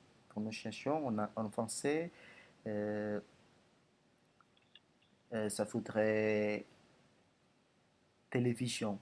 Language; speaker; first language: French; non-native, learner; Indonesian